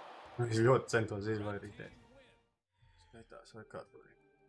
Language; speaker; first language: Latvian; native; Latvian